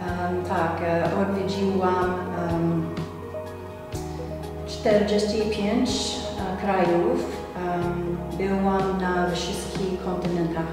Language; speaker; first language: Polish; non-native, learner; English